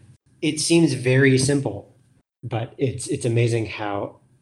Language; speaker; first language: English; native; English